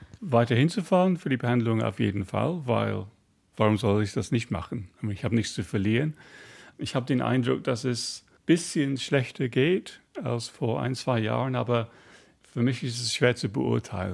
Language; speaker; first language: German; non-native, fluent; English